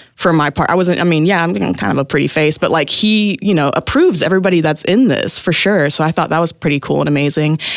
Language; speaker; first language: English; native; English